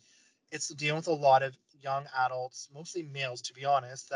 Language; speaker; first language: English; native; English